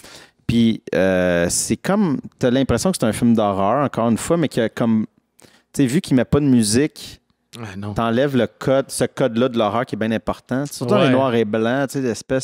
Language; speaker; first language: French; native; French